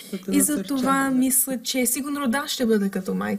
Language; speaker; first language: Bulgarian; early bilingual, heritage; English